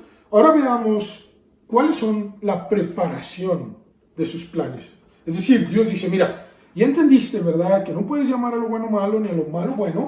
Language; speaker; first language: Spanish; native; Spanish